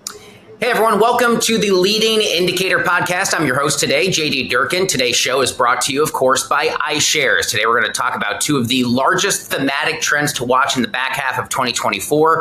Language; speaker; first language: English; native; English